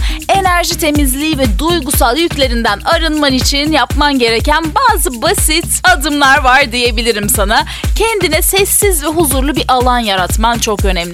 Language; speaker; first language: Turkish; native; Turkish